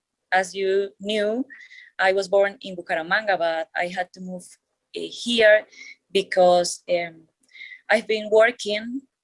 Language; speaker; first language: English; non-native, learner; Spanish